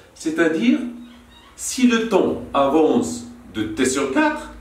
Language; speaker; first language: French; non-native, local second language; Arabic